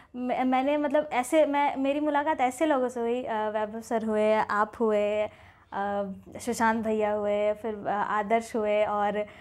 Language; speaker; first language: Hindi; native; Hindi